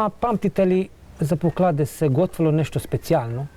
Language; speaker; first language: Bosnian; native; Bosnian